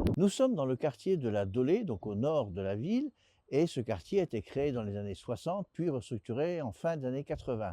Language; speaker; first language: French; native; French